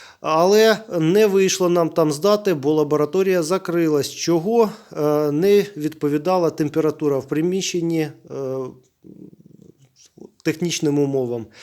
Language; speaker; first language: Ukrainian; native; Ukrainian